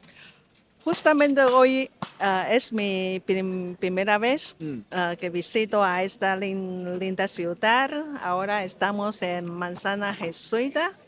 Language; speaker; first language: Spanish; non-native, local second language; Chinese